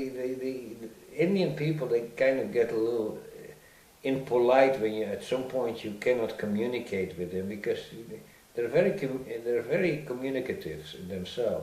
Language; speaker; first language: English; non-native, fluent; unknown